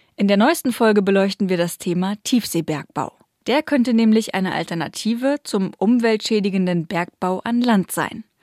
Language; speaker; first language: German; native; German